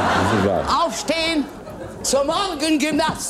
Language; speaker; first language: German; native; German